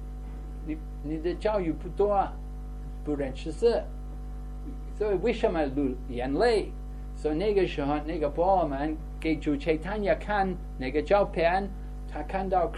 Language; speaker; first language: Chinese; non-native, fluent; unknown